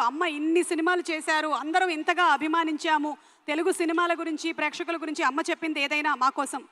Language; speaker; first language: Telugu; native; Telugu